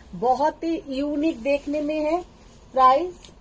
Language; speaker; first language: Hindi; non-native, local second language; Bangla